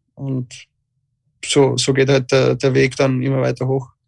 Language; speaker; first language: German; native; German